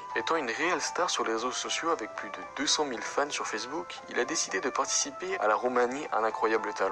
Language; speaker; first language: French; native; French